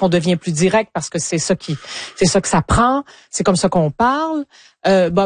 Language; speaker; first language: French; native; French